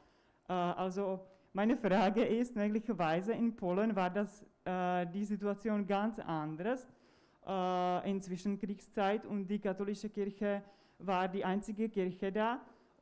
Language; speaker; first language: German; non-native, fluent; Czech